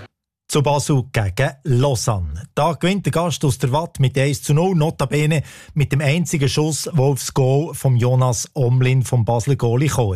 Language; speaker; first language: German; native; German